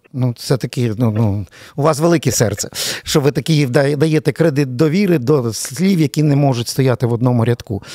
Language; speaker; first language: Ukrainian; native; Ukrainian